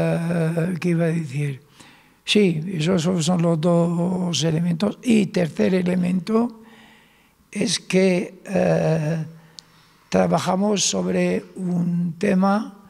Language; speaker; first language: Spanish; non-native, fluent; Arabic